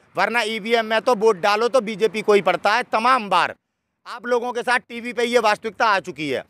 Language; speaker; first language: Hindi; native; Hindi